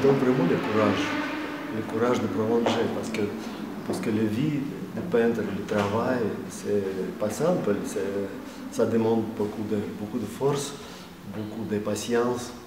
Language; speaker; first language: French; non-native, fluent; Russian